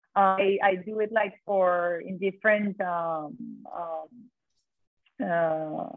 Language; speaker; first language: English; non-native, fluent; Spanish